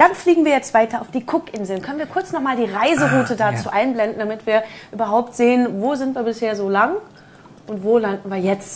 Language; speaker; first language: German; native; German